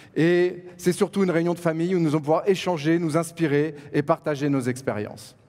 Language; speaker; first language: French; native; French